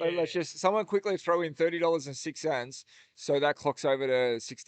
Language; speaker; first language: English; native; English